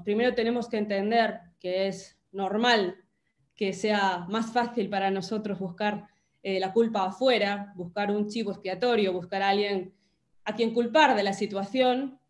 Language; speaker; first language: Spanish; native; Spanish